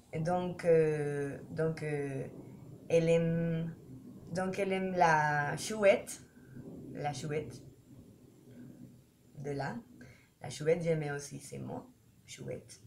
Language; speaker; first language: French; non-native, learner; Spanish